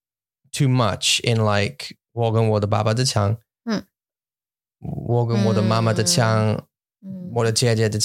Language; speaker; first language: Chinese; non-native, learner; English